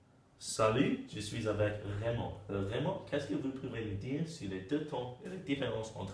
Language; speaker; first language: French; non-native, learner; English